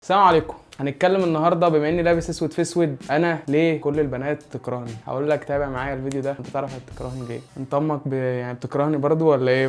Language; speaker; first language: Arabic; native; Arabic